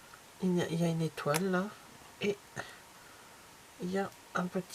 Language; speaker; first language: French; native; French